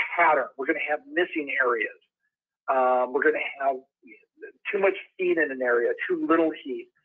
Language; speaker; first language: English; native; English